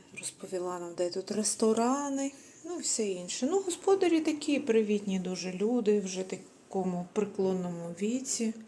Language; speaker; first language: Ukrainian; native; Ukrainian